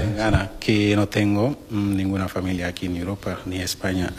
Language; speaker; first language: Spanish; non-native, learner; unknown